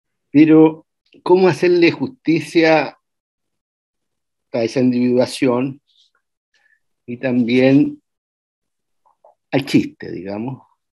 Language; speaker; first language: Spanish; native; Spanish